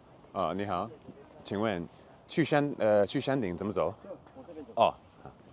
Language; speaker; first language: Chinese; non-native, fluent; English